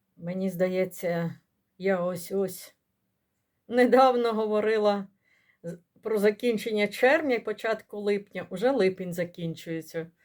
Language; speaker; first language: Ukrainian; non-native, local second language; Russian